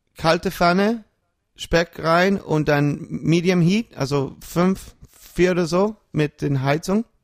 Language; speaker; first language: German; non-native, learner; English